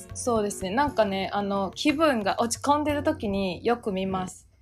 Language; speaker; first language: Japanese; non-native, fluent; Chinese